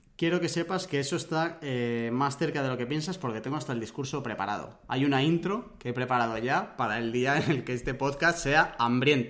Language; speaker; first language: Spanish; native; Spanish